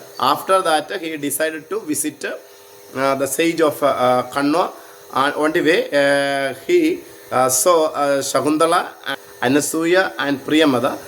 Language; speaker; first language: English; non-native, local second language; Malayalam